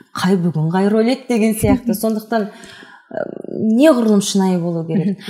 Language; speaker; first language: Kazakh; non-native, local second language; Russian